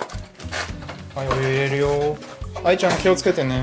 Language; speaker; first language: Japanese; native; Japanese